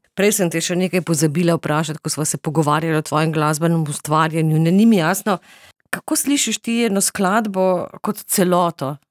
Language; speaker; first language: Slovenian; native; Slovenian